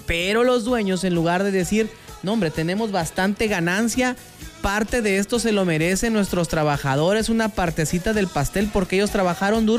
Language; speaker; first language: Spanish; native; Spanish